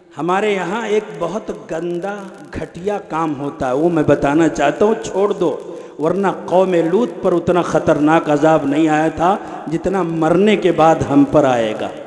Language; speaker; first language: Urdu; native; Urdu